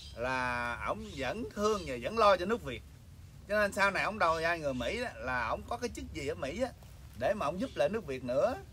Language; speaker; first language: Vietnamese; early bilingual, heritage; Vietnamese